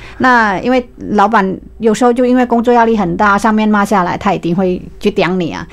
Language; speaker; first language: Chinese; non-native, fluent; Vietnamese